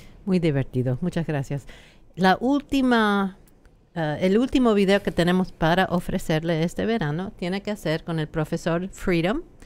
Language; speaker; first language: Spanish; non-native, fluent; English